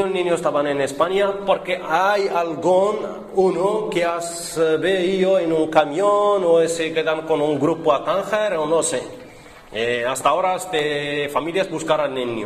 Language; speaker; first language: Spanish; non-native, learner; Arabic